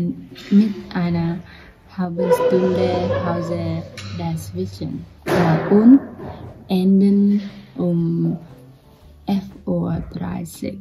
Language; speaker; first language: German; non-native, learner; Vietnamese